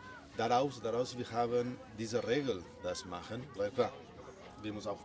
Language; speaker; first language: German; non-native, learner; Spanish